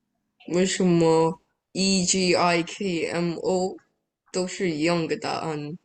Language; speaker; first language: Chinese; early bilingual, other home language; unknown